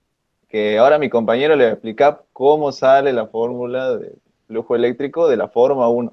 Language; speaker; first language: Spanish; native; Spanish